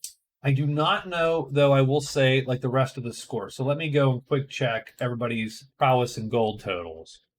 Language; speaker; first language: English; native; English